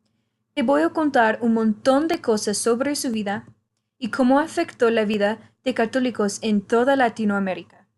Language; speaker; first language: Spanish; non-native, fluent; English